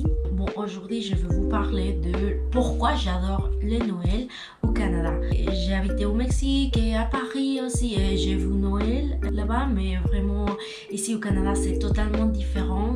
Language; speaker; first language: French; non-native, learner; Spanish